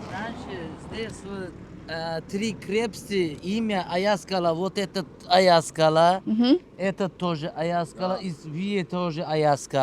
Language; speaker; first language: Russian; non-native, learner; Uzbek